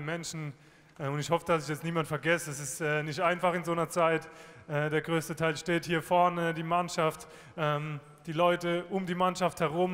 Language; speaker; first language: German; native; German